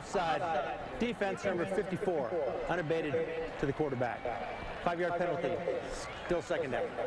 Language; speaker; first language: English; native; English